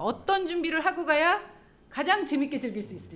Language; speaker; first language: Korean; native; Korean